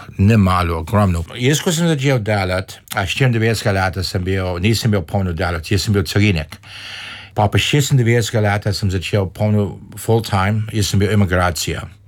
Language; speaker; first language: Slovenian; early bilingual, heritage; Slovenian